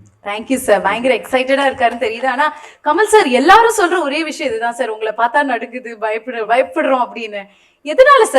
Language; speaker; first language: Tamil; native; Tamil